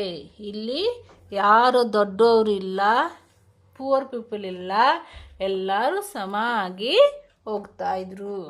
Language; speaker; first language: Kannada; non-native, local second language; Urdu